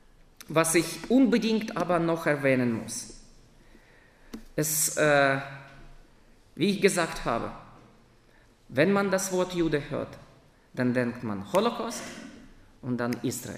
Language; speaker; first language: German; non-native, fluent; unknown